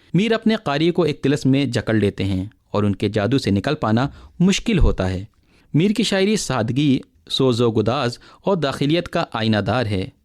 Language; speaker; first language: Urdu; native; Urdu